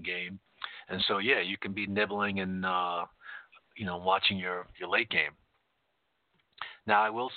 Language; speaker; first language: English; native; English